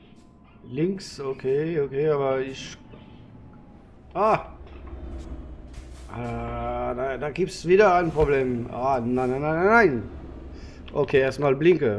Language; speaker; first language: German; non-native, learner; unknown